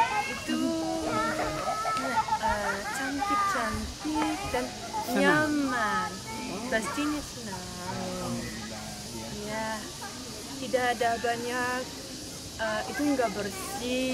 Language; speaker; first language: Indonesian; non-native, learner; French